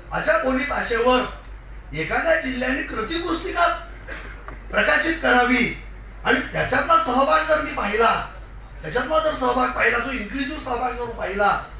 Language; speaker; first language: Marathi; non-native, local second language; Lambadi